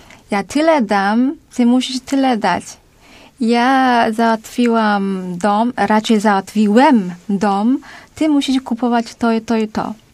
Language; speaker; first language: Polish; non-native, fluent; Korean